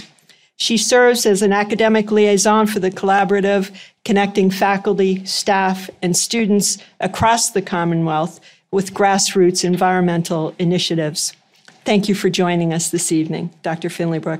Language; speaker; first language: English; native; English